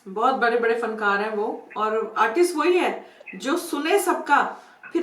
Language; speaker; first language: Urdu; non-native, local second language; Punjabi